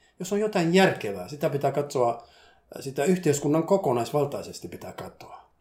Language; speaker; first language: Finnish; non-native, fluent; Somali